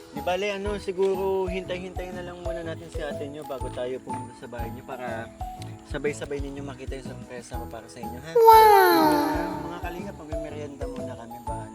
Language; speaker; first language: Filipino; native; Filipino